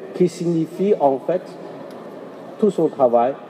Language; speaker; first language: French; non-native, fluent; Chinese